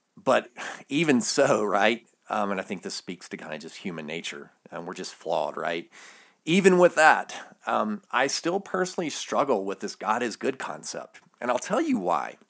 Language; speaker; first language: English; native; English